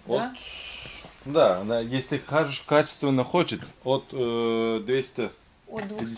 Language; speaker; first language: Russian; non-native, learner; Turkish